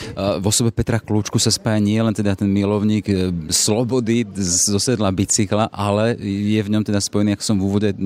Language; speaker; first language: Slovak; native; Slovak